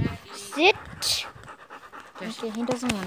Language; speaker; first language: English; native; English